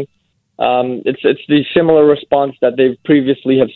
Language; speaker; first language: English; native; English